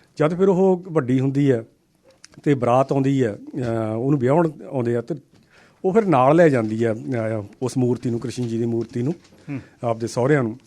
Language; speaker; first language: Punjabi; native; Punjabi